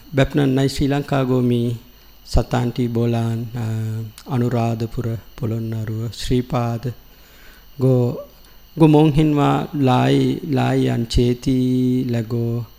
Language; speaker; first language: Thai; non-native, learner; Sinhala